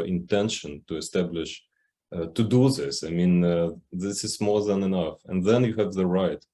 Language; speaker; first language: English; non-native, fluent; Ukrainian